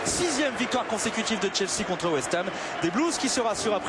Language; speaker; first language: French; native; French